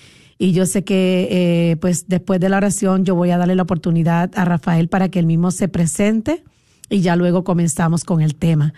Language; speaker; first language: Spanish; native; Spanish